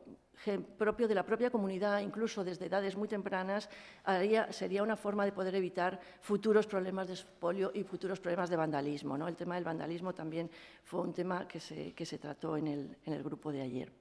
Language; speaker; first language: Spanish; native; Spanish